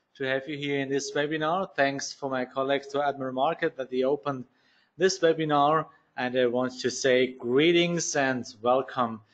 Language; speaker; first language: English; non-native, learner; German